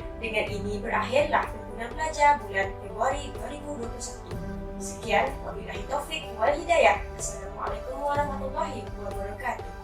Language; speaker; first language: Malay; native; Malay